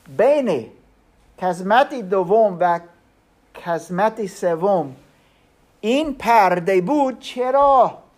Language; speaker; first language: Persian; non-native, learner; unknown